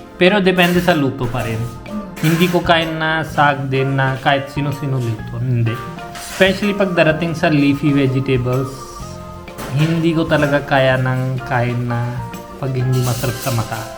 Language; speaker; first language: Filipino; non-native, learner; Punjabi